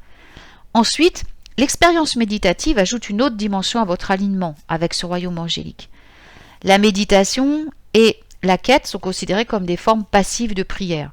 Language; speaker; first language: French; native; French